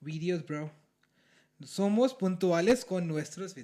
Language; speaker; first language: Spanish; non-native, learner; Hindi